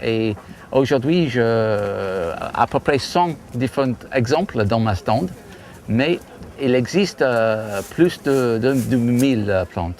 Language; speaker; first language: French; non-native, fluent; English